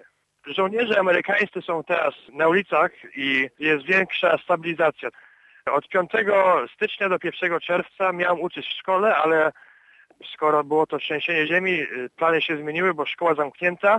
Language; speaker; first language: Polish; early bilingual, heritage; Polish